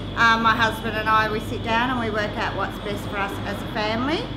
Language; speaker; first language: English; native; English